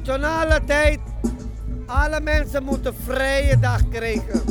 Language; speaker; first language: Dutch; non-native, local second language; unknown